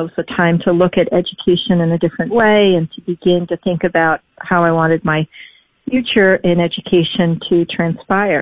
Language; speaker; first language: English; native; English